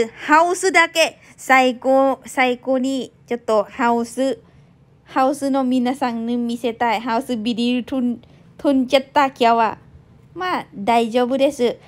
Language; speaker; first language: Japanese; non-native, learner; Thai